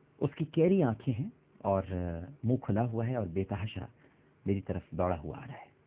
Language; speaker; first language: Urdu; native; Urdu